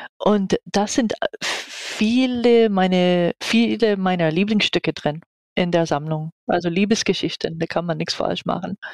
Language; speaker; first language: German; non-native, fluent; English